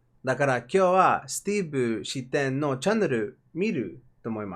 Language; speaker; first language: Japanese; non-native, learner; Spanish